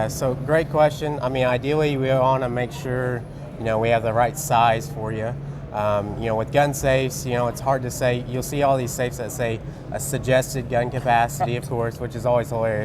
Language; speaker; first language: English; native; English